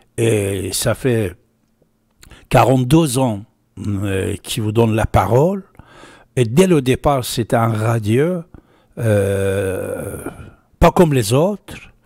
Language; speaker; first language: French; non-native, fluent; Persian